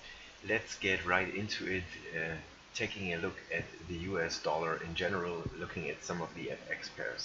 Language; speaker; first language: English; non-native, fluent; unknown